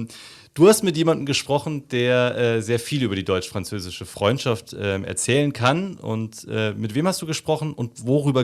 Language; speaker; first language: German; native; German